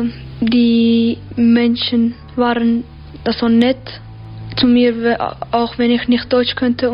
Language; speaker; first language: German; early bilingual, other home language; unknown